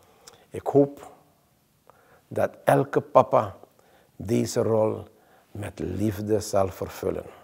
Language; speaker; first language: Dutch; native; Dutch